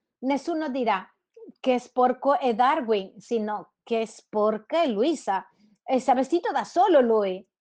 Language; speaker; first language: Italian; non-native, fluent; Spanish